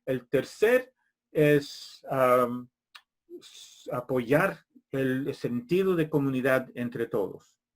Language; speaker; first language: Spanish; non-native, fluent; English